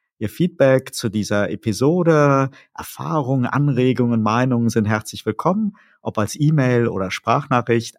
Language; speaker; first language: German; native; German